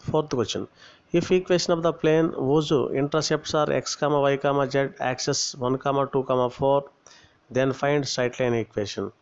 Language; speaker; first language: English; non-native, local second language; Telugu